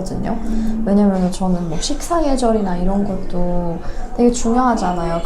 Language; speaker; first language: Korean; non-native, fluent; Persian